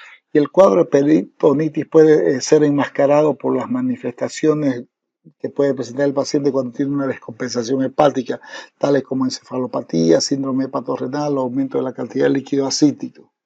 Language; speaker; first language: Spanish; native; Spanish